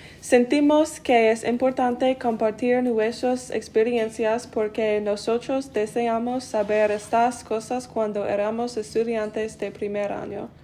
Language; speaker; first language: Spanish; non-native, learner; English